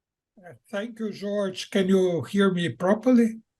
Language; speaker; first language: English; non-native, fluent; Portuguese